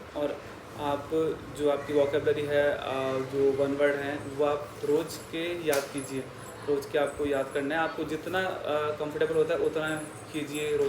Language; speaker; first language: Hindi; native; Hindi